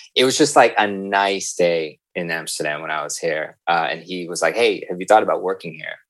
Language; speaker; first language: English; native; English